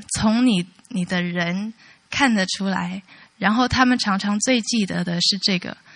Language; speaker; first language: Chinese; early bilingual, heritage; Chinese